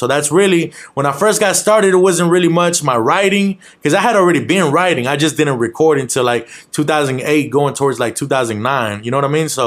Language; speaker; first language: English; native; English